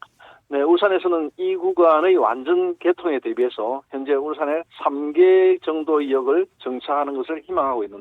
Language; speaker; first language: Korean; native; Korean